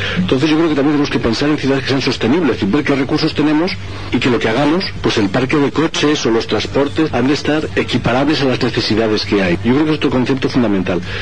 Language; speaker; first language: Spanish; native; Spanish